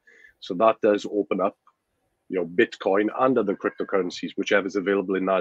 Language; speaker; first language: English; native; English